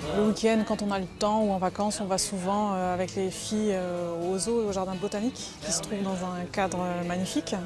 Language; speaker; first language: French; native; French